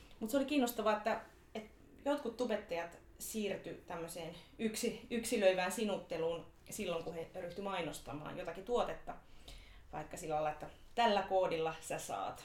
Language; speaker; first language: Finnish; native; Finnish